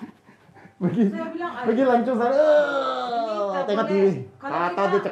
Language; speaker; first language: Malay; non-native, local second language; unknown